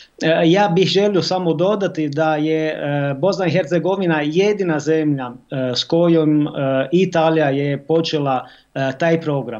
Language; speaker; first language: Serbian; non-native, fluent; Italian